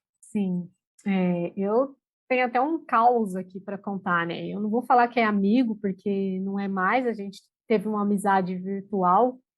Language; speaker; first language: Portuguese; native; Portuguese